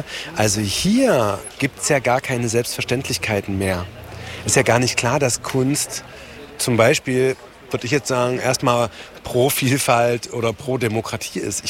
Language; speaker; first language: German; native; German